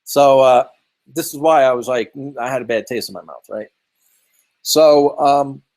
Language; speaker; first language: English; native; English